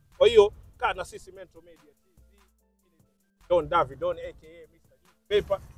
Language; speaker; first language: Swahili; native; Swahili